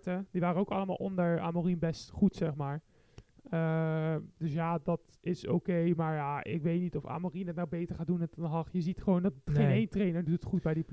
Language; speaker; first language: Dutch; native; Dutch